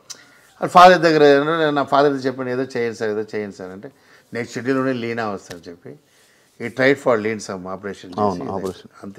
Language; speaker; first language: Telugu; non-native, local second language; Tamil